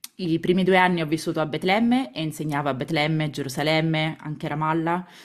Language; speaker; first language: Italian; native; Italian